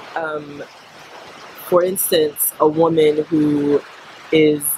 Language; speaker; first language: English; native; English